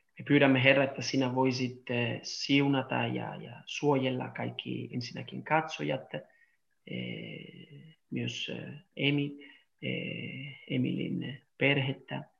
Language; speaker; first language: Finnish; non-native, fluent; Italian